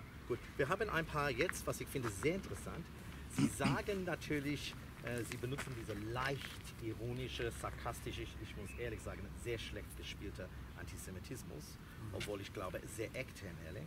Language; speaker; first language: German; non-native, fluent; English